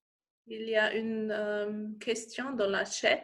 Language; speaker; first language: French; non-native, learner; German